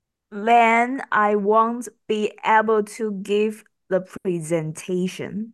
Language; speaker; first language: English; non-native, learner; Chinese